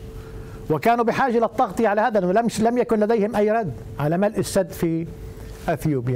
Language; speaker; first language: Arabic; native; Arabic